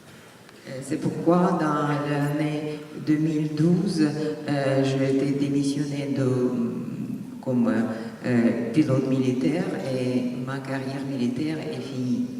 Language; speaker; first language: French; non-native, fluent; Russian